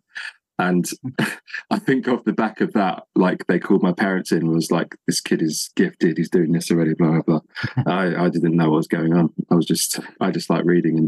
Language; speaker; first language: English; native; English